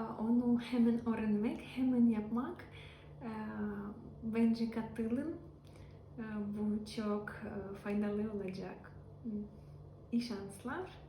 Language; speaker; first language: Turkish; non-native, learner; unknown